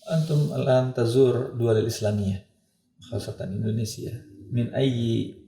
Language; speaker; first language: Arabic; non-native, fluent; Indonesian